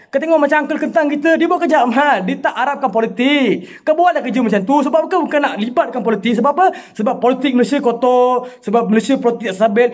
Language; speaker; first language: Malay; non-native, local second language; Tamil